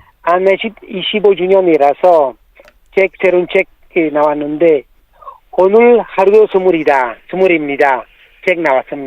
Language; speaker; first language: Korean; non-native, learner; Italian